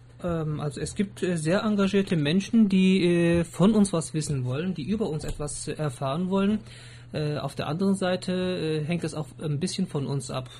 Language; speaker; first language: German; early bilingual, other home language; Turkish